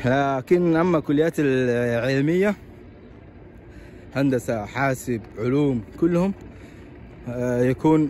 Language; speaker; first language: Arabic; non-native, local second language; Somali